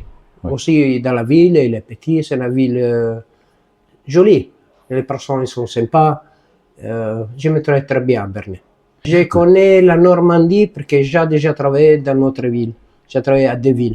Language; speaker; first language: French; non-native, learner; Italian